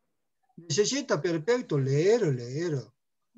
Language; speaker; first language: Spanish; non-native, learner; Korean